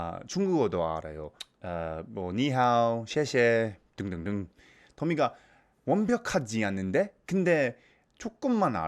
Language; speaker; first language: Korean; non-native, learner; English